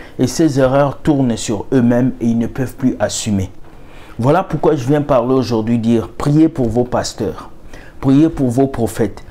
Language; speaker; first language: French; non-native, local second language; Lingala